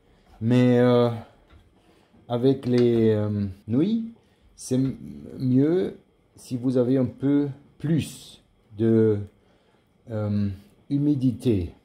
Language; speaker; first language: French; non-native, learner; German